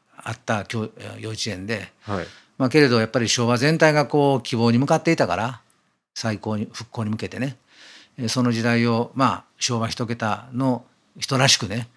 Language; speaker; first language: Japanese; native; Japanese